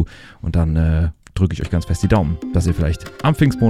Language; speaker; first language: German; native; German